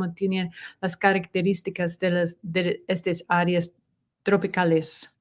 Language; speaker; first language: Spanish; non-native, learner; English